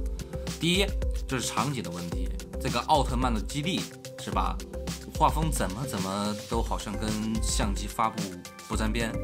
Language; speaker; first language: Chinese; native; Chinese